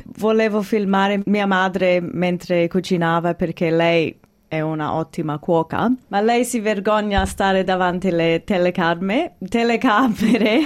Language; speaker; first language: Italian; early bilingual, heritage; English